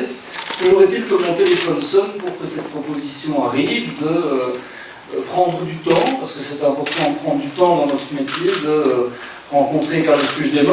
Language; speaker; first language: French; native; French